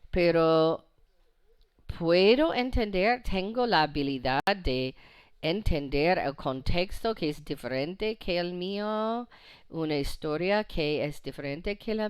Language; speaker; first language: Spanish; non-native, fluent; English